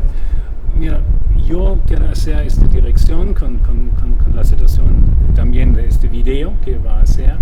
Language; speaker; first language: Spanish; non-native, fluent; German